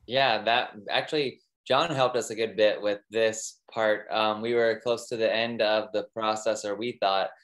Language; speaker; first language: English; native; English